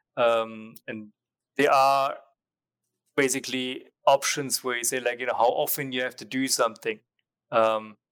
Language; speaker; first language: English; non-native, fluent; German